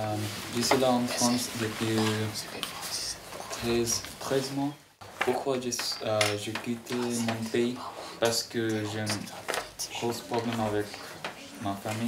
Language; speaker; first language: French; non-native, learner; Bangla